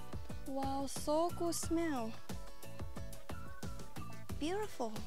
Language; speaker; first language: English; non-native, learner; Thai